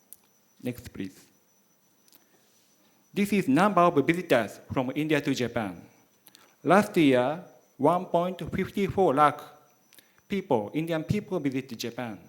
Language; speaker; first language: English; non-native, learner; Japanese